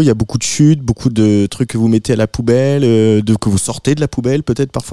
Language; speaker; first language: French; native; French